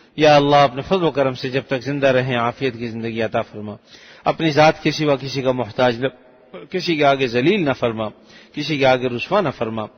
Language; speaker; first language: Urdu; native; Urdu